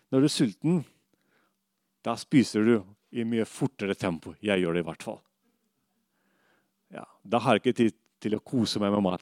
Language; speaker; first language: Norwegian; non-native, fluent; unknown